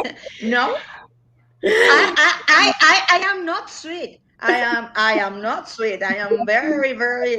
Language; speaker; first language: English; non-native, learner; Spanish